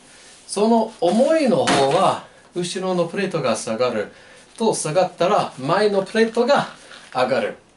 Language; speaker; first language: Japanese; non-native, learner; English